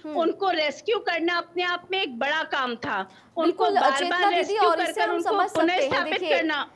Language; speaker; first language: Hindi; native; Hindi